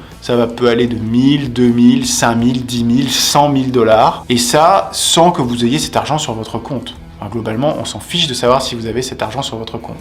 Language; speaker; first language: French; native; French